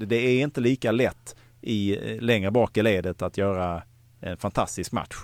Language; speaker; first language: Swedish; native; Swedish